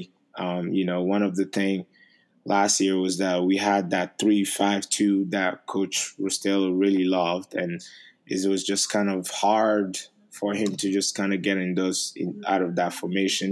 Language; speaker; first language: English; non-native, fluent; French